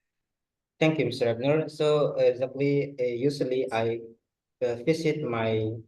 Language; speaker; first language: English; non-native, learner; Indonesian